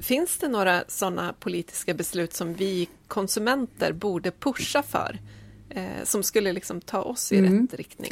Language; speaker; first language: Swedish; native; Swedish